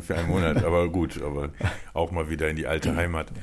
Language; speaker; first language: German; native; German